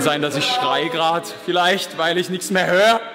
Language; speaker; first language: German; native; German